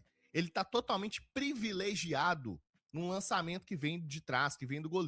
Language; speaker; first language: Portuguese; native; Portuguese